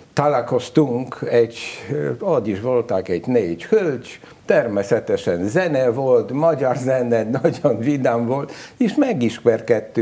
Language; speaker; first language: Hungarian; non-native, learner; Polish